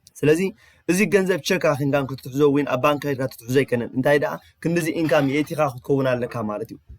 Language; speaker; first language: Tigrinya; early bilingual, heritage; Tigrinya